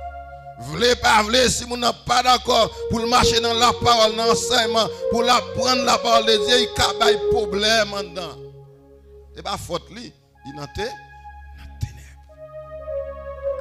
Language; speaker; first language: French; non-native, learner; Haitian Creole